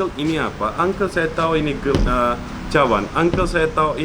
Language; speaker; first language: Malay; non-native, fluent; Turkish